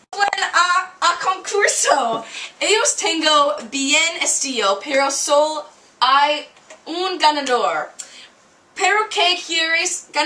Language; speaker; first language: Spanish; non-native, learner; English